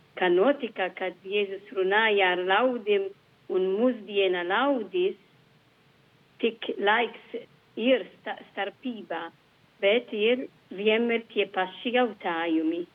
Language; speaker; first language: Latvian; non-native, learner; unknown